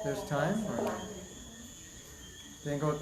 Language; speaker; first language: Spanish; non-native, learner; English